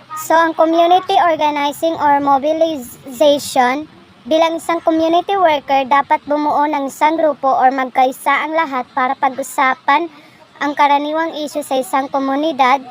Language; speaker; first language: Filipino; non-native, local second language; Maguindanaon